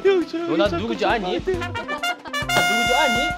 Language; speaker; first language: Korean; non-native, fluent; Chinese